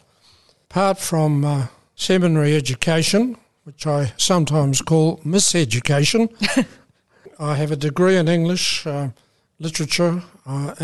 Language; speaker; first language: English; native; English